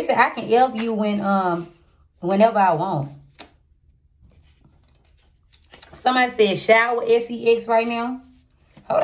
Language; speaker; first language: English; native; English